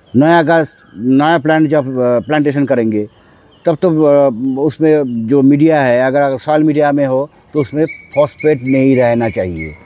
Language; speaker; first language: Hindi; non-native, local second language; Bangla